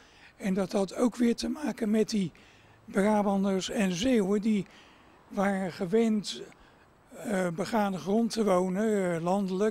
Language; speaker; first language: Dutch; native; Dutch